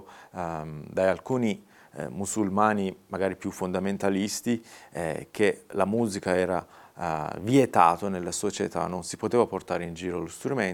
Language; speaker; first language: Italian; non-native, fluent; Persian